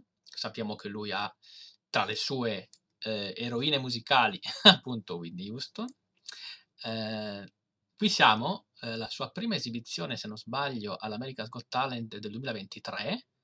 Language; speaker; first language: Italian; native; Italian